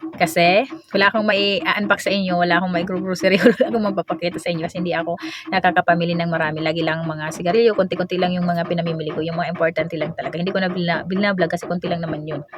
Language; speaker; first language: Filipino; non-native, local second language; Waray